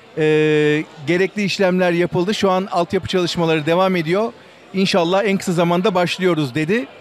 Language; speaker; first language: Turkish; native; Turkish